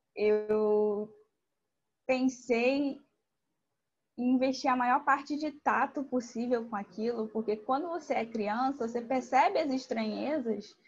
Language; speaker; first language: Portuguese; native; Portuguese